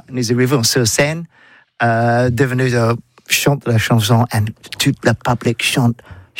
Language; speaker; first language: French; non-native, learner; English